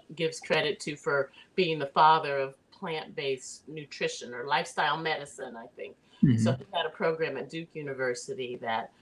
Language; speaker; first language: English; native; English